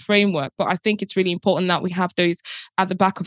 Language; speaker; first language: English; non-native, local second language; Yoruba